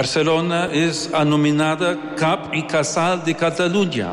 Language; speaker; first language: Catalan; non-native, learner; English